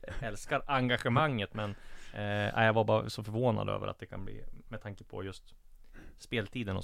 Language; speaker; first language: Swedish; native; Swedish